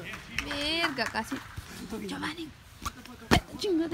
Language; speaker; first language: Spanish; early bilingual, heritage; Spanish